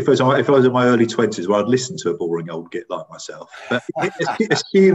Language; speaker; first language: English; native; English